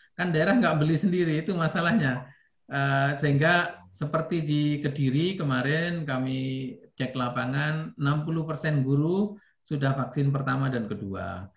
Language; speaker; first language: Indonesian; native; Indonesian